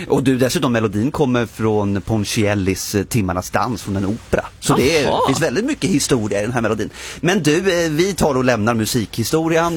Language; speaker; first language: Swedish; native; Swedish